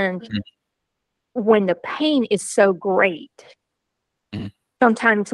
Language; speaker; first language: English; native; English